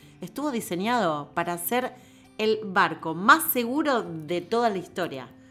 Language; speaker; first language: Spanish; native; Spanish